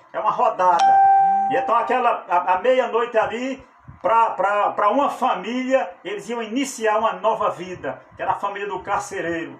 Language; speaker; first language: Portuguese; native; Portuguese